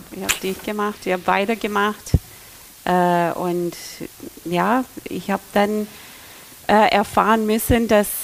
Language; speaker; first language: German; non-native, fluent; English